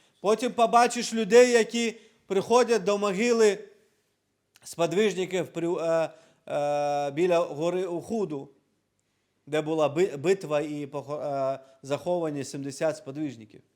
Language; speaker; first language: Ukrainian; non-native, local second language; Crimean Tatar